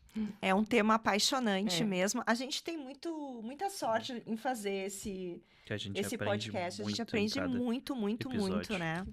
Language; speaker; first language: Portuguese; native; Portuguese